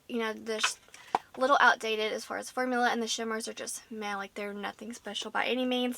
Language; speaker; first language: English; native; English